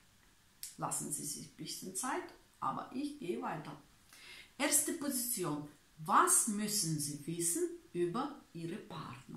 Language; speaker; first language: German; non-native, learner; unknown